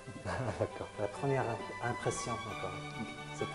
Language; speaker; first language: French; non-native, fluent; Korean